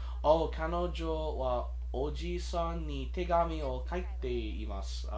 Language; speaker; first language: Japanese; non-native, learner; English